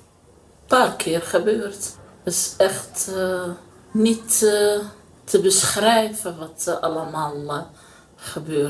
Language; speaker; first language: Dutch; non-native, learner; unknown